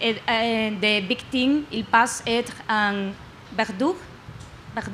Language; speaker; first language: French; non-native, learner; Spanish